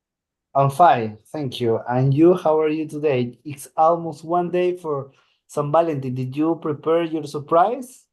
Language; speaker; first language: English; non-native, learner; Spanish